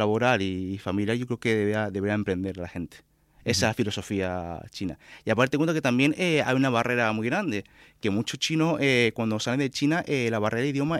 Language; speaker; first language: Spanish; native; Spanish